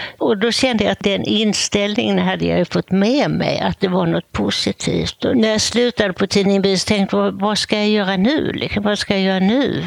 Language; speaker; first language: Swedish; native; Swedish